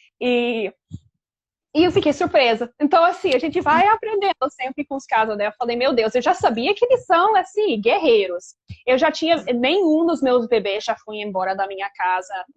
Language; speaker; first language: Portuguese; non-native, fluent; English